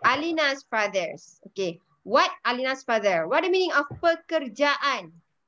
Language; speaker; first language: English; non-native, local second language; Malay